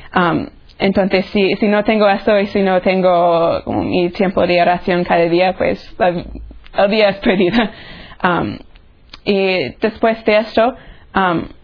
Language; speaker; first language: Spanish; non-native, fluent; English